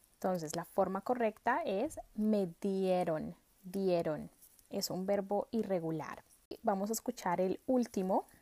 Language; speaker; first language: Spanish; native; Spanish